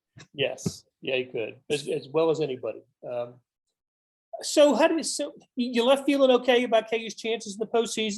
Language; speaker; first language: English; native; English